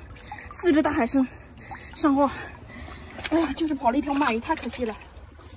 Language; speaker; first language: Chinese; native; Chinese